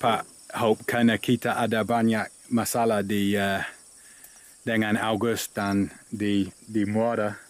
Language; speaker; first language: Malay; non-native, learner; English